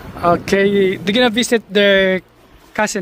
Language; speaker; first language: English; non-native, local second language; Filipino